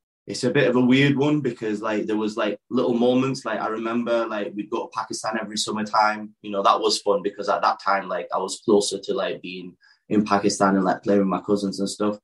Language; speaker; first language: English; native; English